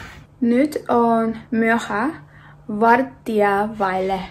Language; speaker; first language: Finnish; non-native, learner; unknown